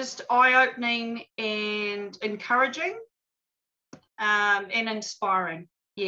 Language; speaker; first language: English; native; English